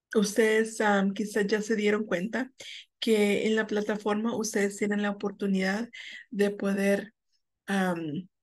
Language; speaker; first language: Spanish; non-native, fluent; English